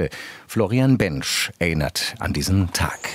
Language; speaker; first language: German; native; German